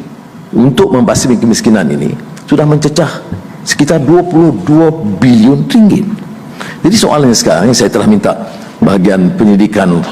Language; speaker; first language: Malay; native; Malay